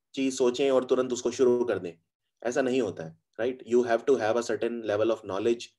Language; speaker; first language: Hindi; native; Hindi